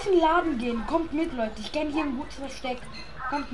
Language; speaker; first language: German; early bilingual, other home language; Turkish